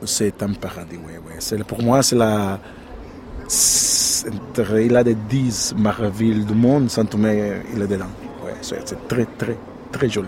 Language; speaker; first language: French; non-native, learner; Portuguese